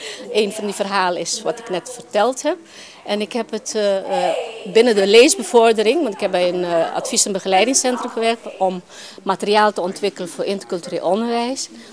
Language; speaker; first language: Dutch; non-native, local second language; Papiamento